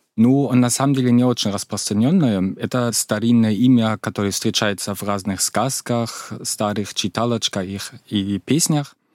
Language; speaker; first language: Russian; non-native, fluent; German